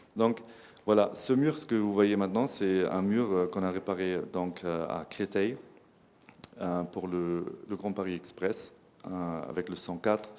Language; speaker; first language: French; non-native, fluent; German